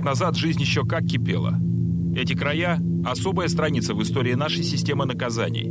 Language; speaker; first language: Russian; native; Russian